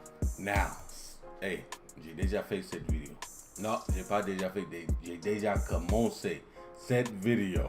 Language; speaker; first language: French; non-native, learner; English